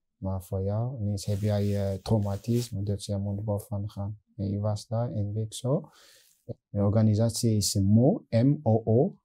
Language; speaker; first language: Dutch; non-native, learner; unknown